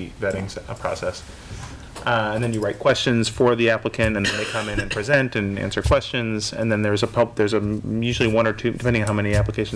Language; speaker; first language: English; native; English